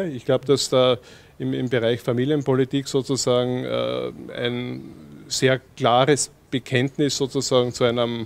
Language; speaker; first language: German; native; German